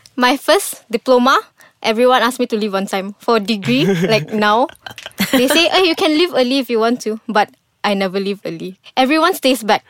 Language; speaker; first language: English; non-native, local second language; Malay